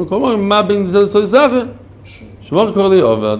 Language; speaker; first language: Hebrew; non-native, fluent; English